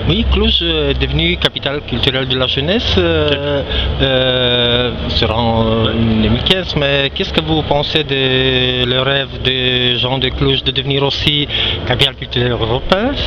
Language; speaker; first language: French; non-native, local second language; Romanian